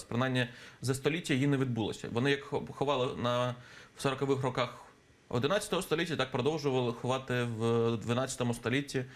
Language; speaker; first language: Ukrainian; native; Ukrainian